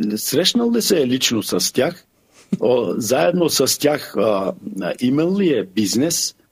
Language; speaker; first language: Bulgarian; non-native, local second language; Turkish